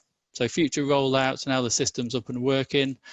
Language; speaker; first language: English; native; English